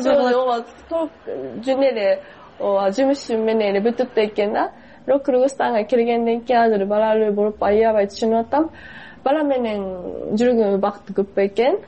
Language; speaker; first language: Kyrgyz; non-native, fluent; Japanese